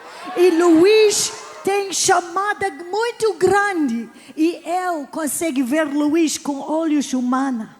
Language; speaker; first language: Portuguese; non-native, learner; English